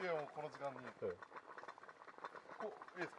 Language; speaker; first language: Japanese; native; Japanese